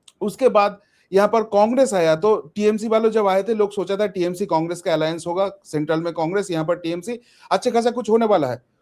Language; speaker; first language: Hindi; non-native, local second language; Bangla